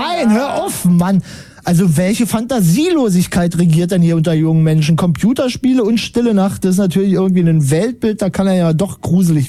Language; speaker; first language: German; native; German